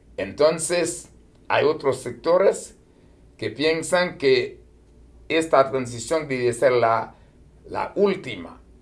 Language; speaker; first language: Spanish; non-native, fluent; Haitian Creole